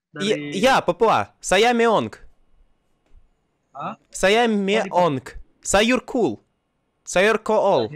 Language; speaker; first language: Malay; non-native, learner; Russian